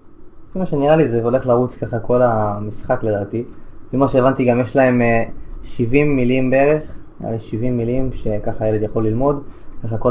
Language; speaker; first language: Hebrew; native; Hebrew